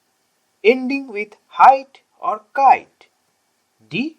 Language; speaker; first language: German; non-native, learner; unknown